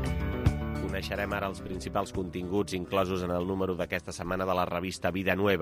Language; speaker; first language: Catalan; native; Catalan